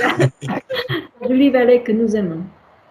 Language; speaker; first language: French; non-native, learner; English